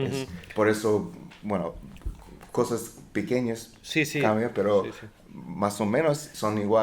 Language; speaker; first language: Spanish; non-native, learner; English